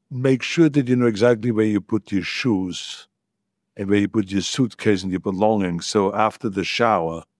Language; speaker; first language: English; non-native, fluent; German